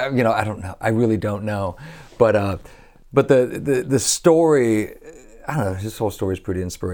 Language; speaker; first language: English; native; English